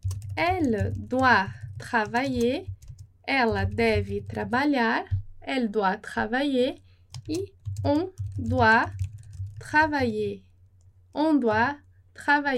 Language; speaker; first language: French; non-native, fluent; Portuguese